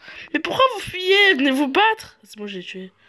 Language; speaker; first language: French; native; French